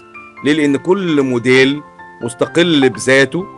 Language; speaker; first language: Arabic; native; Arabic